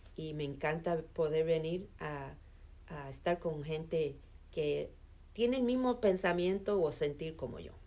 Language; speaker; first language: Spanish; early bilingual, heritage; Spanish